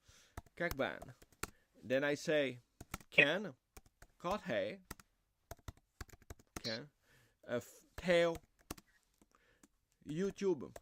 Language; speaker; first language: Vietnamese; non-native, fluent; French